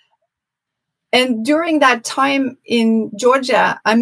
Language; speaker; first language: English; non-native, fluent; Norwegian